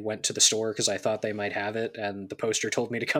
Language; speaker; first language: English; native; English